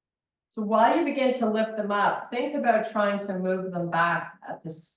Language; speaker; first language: English; native; English